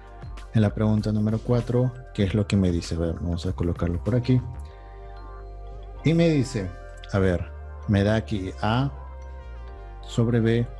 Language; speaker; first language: Spanish; native; Spanish